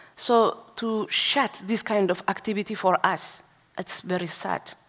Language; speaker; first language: English; non-native, learner; Tigrinya